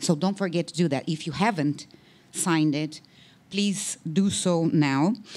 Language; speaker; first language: English; non-native, fluent; Portuguese